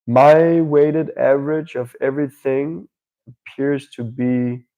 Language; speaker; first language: English; non-native, fluent; Danish